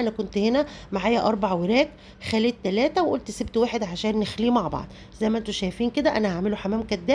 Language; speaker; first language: Arabic; native; Arabic